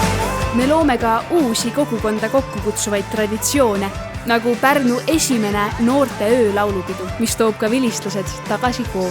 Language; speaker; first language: Estonian; native; Estonian